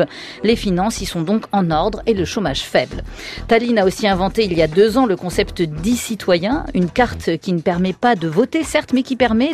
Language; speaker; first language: French; native; French